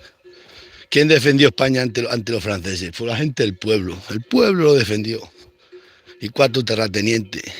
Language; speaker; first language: Spanish; native; Spanish